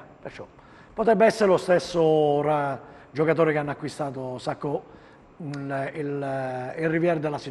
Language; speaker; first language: Italian; native; Italian